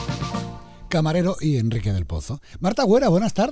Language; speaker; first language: Spanish; native; Spanish